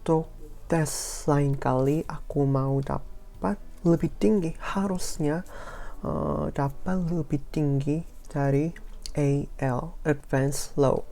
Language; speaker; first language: Indonesian; non-native, fluent; Korean